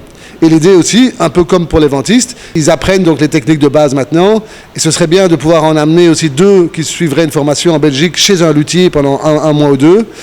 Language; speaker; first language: French; native; French